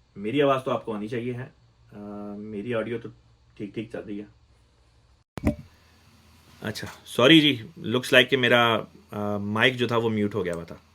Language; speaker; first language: Urdu; native; Urdu